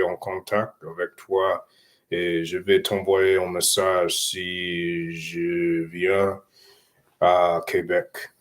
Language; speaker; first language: French; non-native, learner; English